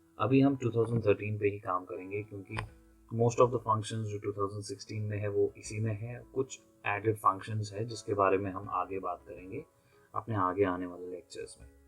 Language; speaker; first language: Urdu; non-native, local second language; Kashmiri